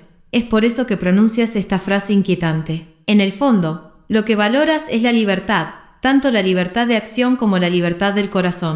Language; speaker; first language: Spanish; native; Spanish